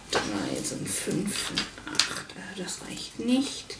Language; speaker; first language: German; native; German